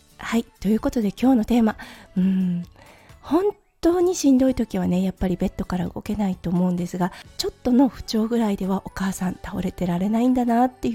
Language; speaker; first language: Japanese; native; Japanese